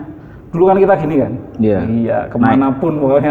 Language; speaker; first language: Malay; non-native, local second language; Javanese